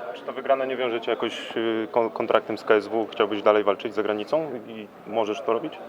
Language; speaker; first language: Polish; native; Polish